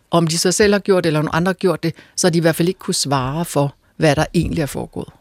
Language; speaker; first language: Danish; native; Danish